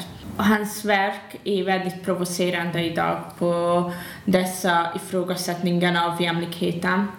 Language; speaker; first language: Swedish; non-native, learner; Hungarian